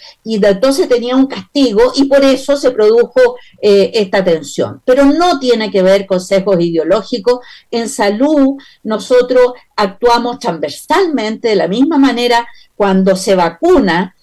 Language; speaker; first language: Spanish; native; Spanish